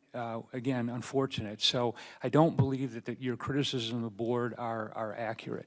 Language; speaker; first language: English; native; English